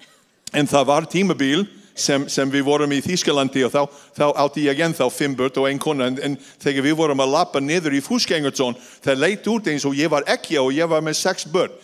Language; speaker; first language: Icelandic; non-native, fluent; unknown